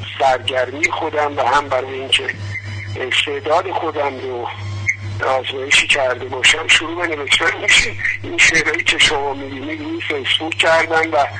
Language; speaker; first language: Persian; native; Persian